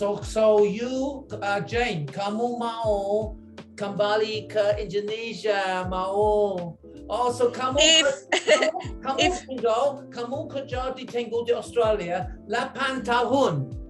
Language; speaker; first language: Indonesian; non-native, learner; English